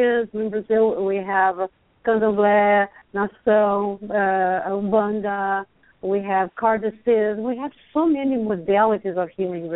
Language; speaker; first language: English; non-native, fluent; Portuguese